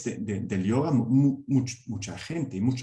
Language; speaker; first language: Spanish; non-native, fluent; English